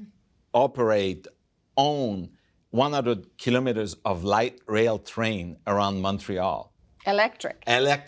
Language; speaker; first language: English; non-native, fluent; French